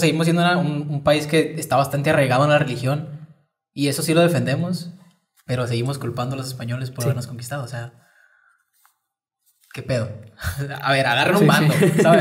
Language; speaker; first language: Spanish; native; Spanish